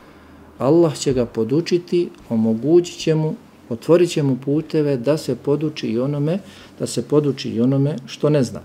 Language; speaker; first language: Serbian; native; Serbian